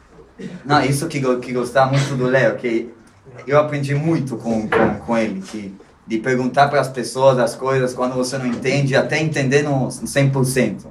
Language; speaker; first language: Portuguese; non-native, local second language; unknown